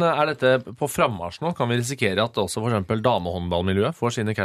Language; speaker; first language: Norwegian; native; Norwegian